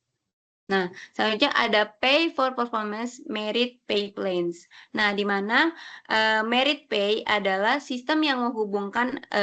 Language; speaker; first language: Indonesian; native; Indonesian